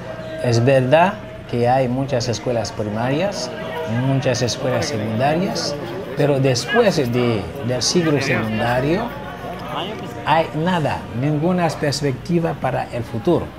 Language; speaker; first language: Spanish; non-native, fluent; Haitian Creole